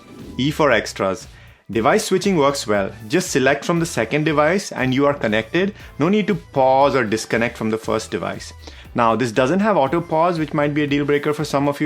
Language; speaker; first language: English; non-native, fluent; Dutch